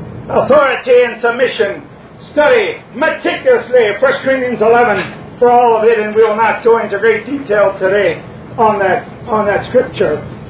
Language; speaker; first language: English; native; English